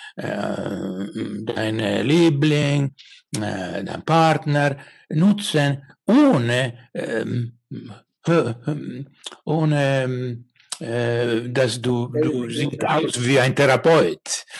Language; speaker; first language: German; non-native, learner; Finnish